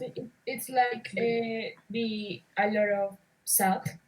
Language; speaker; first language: English; non-native, learner; Spanish